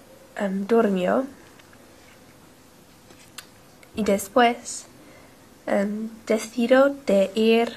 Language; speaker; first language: Spanish; non-native, learner; English